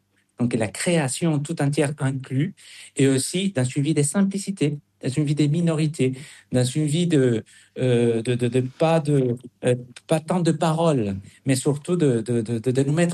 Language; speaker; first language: French; non-native, fluent; Spanish